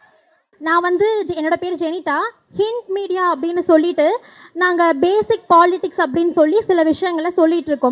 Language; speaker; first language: Tamil; native; Tamil